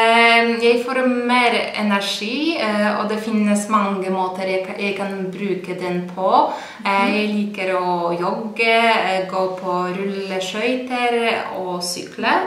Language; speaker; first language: Norwegian; non-native, fluent; Polish